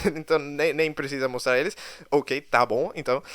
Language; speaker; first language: Portuguese; early bilingual, other home language; English